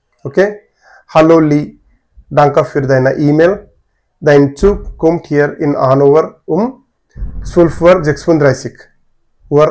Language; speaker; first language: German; non-native, fluent; Telugu